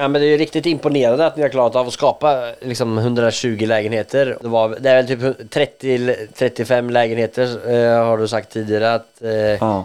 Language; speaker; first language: Swedish; native; Swedish